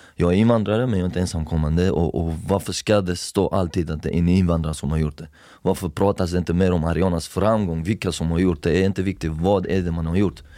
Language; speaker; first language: Swedish; early bilingual, other home language; Persian